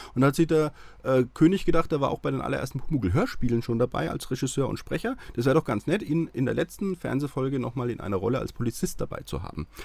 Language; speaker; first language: German; native; German